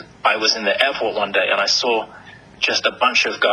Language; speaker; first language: English; native; English